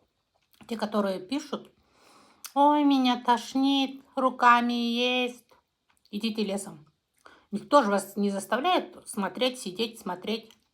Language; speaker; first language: Russian; non-native, local second language; Kazakh